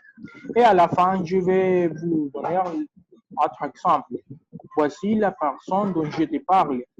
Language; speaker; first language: French; non-native, learner; Spanish